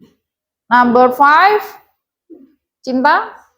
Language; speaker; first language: English; non-native, fluent; Indonesian